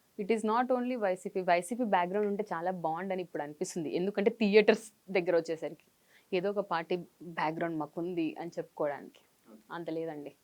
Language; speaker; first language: Telugu; native; Telugu